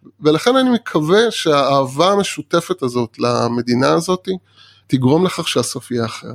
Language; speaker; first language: Hebrew; early bilingual, other home language; Persian